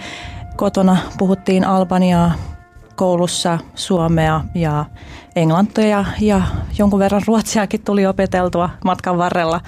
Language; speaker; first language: Finnish; early bilingual, other home language; Albanian